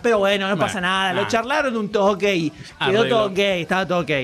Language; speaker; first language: Spanish; native; Spanish